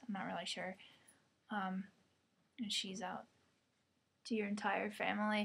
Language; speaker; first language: English; native; English